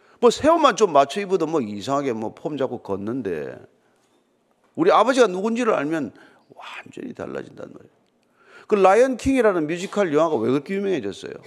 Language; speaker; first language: Korean; native; Korean